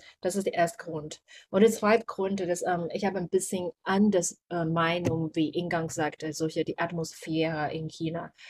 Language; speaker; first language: German; non-native, learner; Chinese